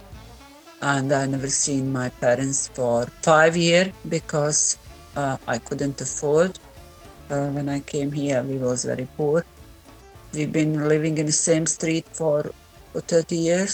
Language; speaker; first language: English; non-native, learner; Bosnian